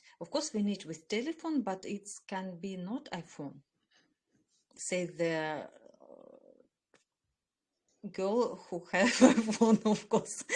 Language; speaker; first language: English; non-native, learner; Russian